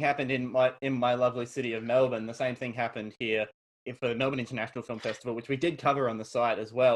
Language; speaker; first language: English; native; English